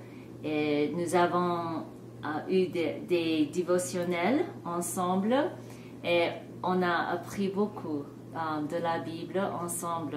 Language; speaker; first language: French; non-native, fluent; English